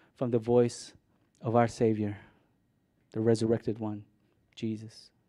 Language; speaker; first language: English; non-native, local second language; Cebuano